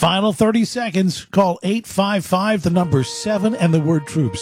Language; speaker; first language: English; native; English